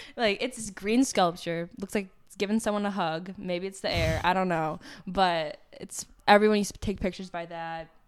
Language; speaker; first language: English; native; English